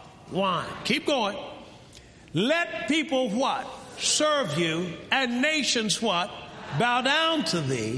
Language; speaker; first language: English; native; English